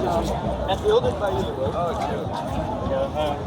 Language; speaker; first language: Dutch; non-native, learner; Persian